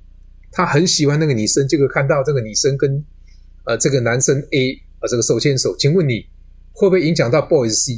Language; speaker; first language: Chinese; native; Chinese